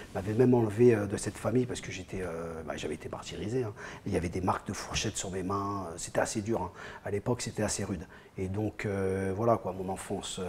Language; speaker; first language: French; native; French